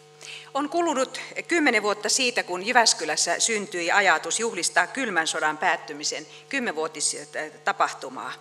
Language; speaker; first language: Finnish; native; Finnish